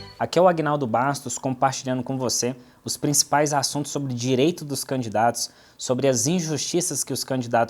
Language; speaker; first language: Portuguese; native; Portuguese